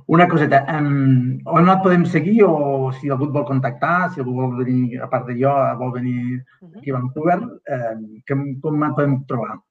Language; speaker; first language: Catalan; native; Catalan